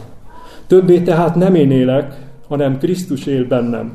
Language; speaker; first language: Hungarian; native; Hungarian